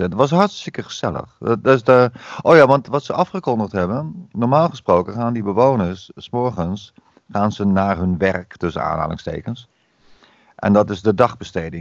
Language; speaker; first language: Dutch; native; Dutch